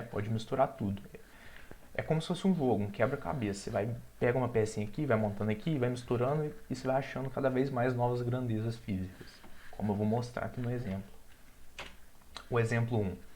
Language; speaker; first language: Portuguese; native; Portuguese